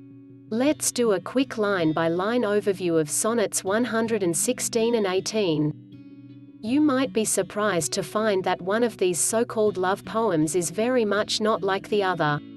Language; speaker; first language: English; native; English